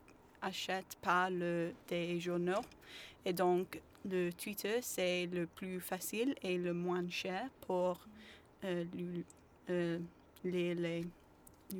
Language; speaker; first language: French; non-native, learner; English